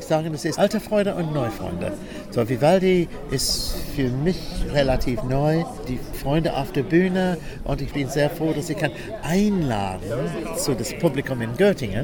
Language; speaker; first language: German; non-native, learner; English